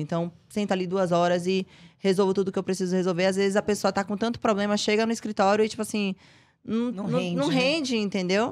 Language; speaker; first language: Portuguese; native; Portuguese